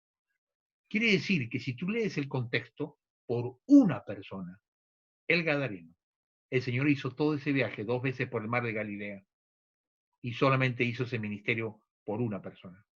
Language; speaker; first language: Spanish; native; Spanish